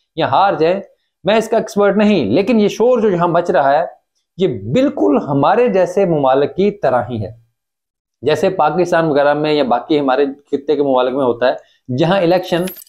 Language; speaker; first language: Urdu; native; Urdu